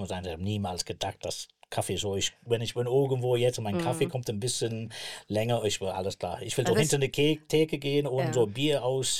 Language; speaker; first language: German; non-native, learner; English